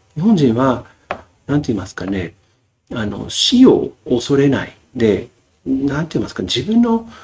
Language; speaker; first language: Japanese; non-native, fluent; English